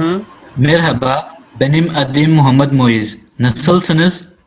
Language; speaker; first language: Turkish; non-native, learner; Urdu